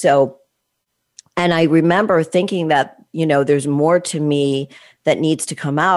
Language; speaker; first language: English; native; English